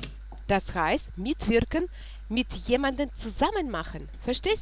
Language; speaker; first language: German; non-native, fluent; Russian